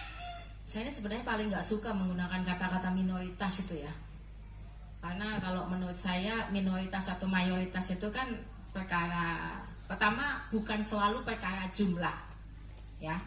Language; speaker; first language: Indonesian; native; Indonesian